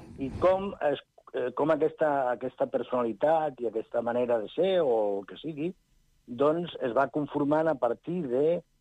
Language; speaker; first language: Catalan; non-native, local second language; Spanish